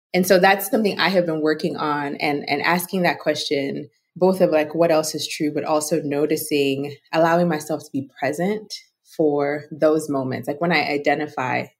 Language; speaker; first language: English; non-native, local second language; Yoruba